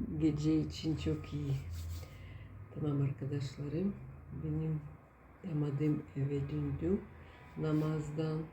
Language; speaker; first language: Turkish; non-native, learner; Russian